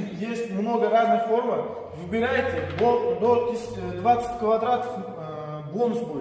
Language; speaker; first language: Russian; non-native, fluent; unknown